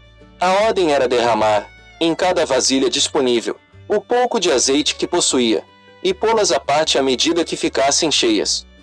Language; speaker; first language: Portuguese; native; Portuguese